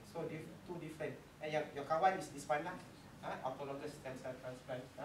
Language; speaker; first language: English; non-native, local second language; Malay